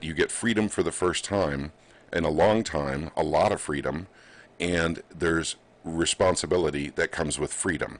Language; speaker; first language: English; native; English